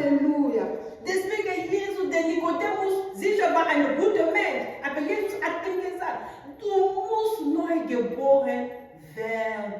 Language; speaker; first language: German; non-native, learner; French